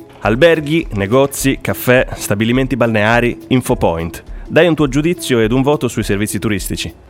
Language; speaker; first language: Italian; native; Italian